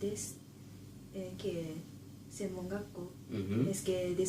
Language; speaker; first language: Spanish; non-native, learner; Japanese